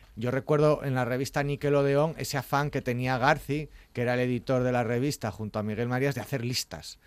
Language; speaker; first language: Spanish; native; Spanish